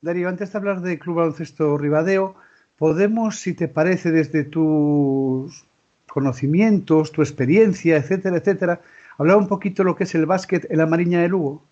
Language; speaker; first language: Spanish; non-native, local second language; Galician